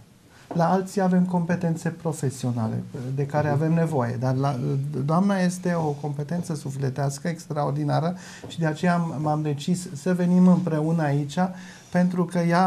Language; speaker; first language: Romanian; non-native, local second language; German